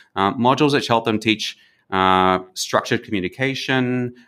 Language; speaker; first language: English; native; English